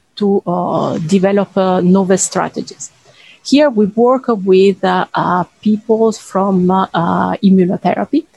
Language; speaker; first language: English; non-native, fluent; Italian